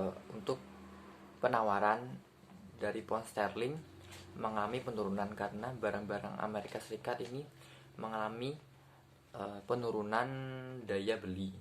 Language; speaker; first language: Indonesian; native; Indonesian